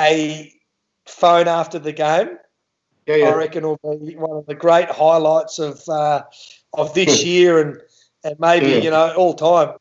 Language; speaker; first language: English; native; English